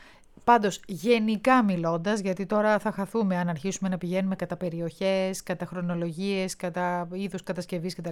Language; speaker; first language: Greek; native; Greek